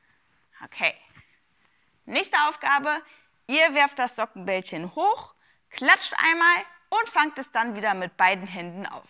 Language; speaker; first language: German; native; German